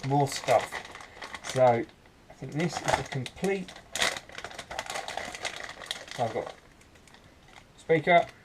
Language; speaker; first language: English; native; English